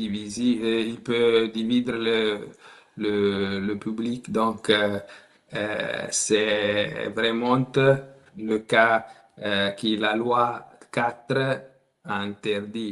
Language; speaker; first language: French; non-native, learner; Italian